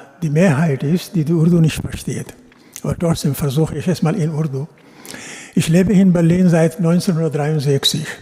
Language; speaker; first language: German; non-native, fluent; Urdu